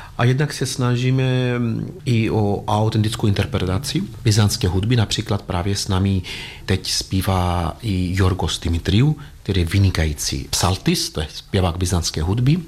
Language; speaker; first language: Czech; non-native, fluent; Greek